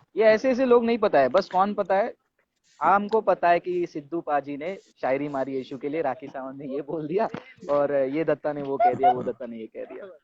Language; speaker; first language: Hindi; non-native, local second language; Tamil